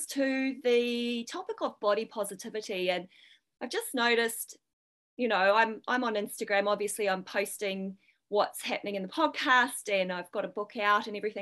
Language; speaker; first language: English; native; English